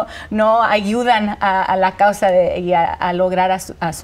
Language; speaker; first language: Spanish; early bilingual, heritage; Spanish